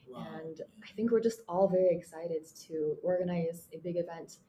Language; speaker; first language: English; non-native, fluent; Mongolian